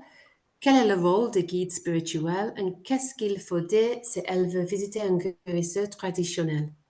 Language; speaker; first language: French; non-native, fluent; English